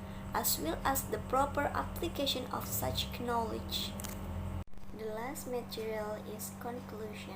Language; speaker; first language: English; non-native, learner; Indonesian